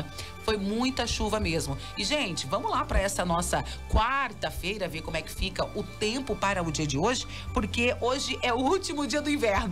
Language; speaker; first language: Portuguese; native; Portuguese